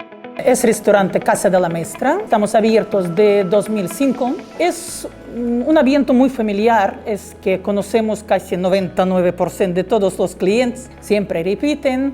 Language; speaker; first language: Spanish; non-native, learner; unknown